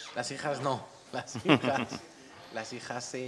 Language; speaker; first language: Spanish; native; Spanish